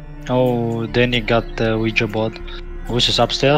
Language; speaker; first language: English; non-native, learner; German